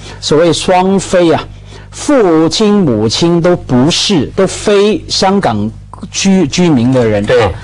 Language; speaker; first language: Chinese; non-native, local second language; Cantonese